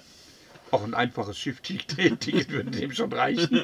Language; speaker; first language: German; native; German